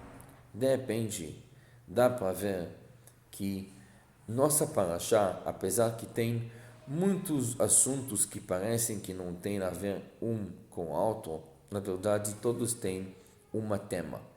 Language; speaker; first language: Portuguese; non-native, fluent; Hebrew